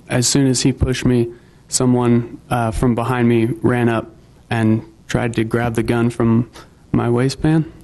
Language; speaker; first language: English; native; English